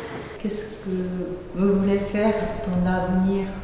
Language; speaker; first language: French; non-native, fluent; Japanese